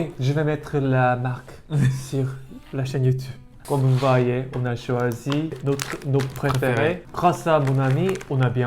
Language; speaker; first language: French; non-native, learner; Korean